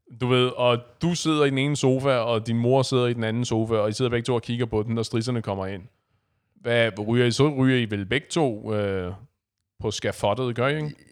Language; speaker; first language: Danish; native; Danish